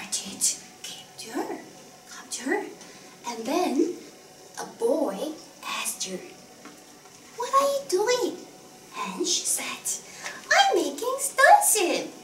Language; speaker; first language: English; non-native, fluent; Korean